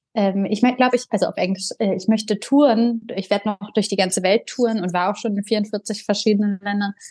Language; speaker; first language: German; early bilingual, other home language; Bulgarian